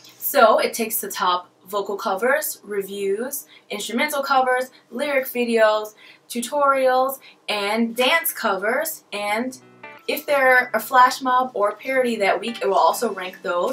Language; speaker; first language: English; native; English